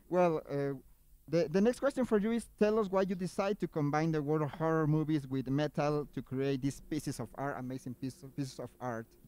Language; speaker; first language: English; non-native, fluent; Spanish